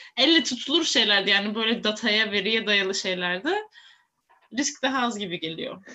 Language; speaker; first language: Turkish; native; Turkish